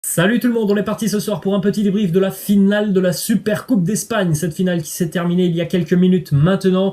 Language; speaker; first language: French; native; French